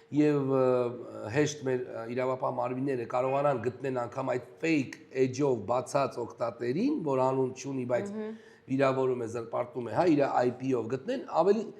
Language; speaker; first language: Armenian; native; Armenian